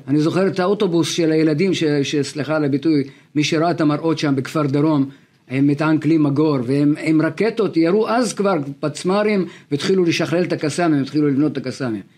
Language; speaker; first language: Hebrew; non-native, local second language; Arabic